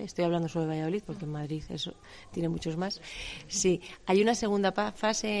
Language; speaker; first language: Spanish; native; Spanish